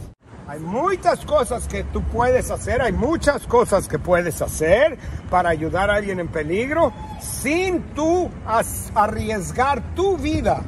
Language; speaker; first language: Spanish; non-native, fluent; English